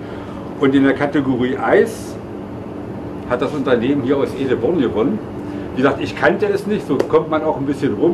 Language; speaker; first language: German; native; German